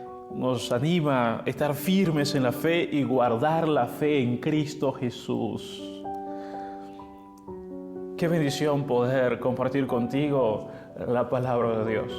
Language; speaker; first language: Spanish; native; Spanish